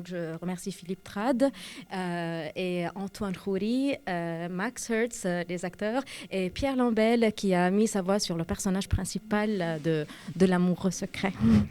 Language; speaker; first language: French; non-native, local second language; Arabic